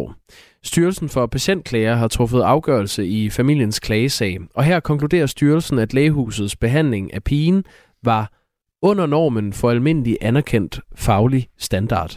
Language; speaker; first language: Danish; native; Danish